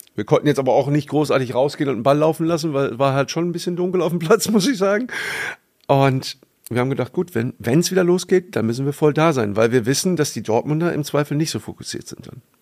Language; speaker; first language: German; native; German